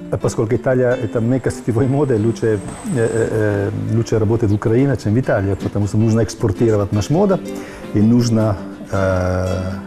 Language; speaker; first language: Russian; non-native, learner; Italian